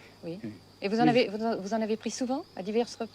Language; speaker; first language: French; native; French